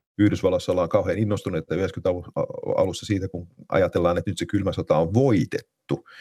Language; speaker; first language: Finnish; native; Finnish